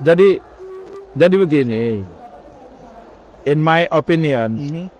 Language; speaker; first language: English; non-native, learner; Indonesian